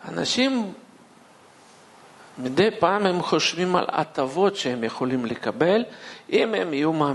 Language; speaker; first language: Hebrew; non-native, fluent; Russian